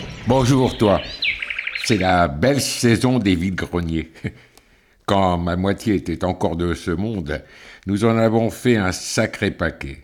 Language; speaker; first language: French; native; French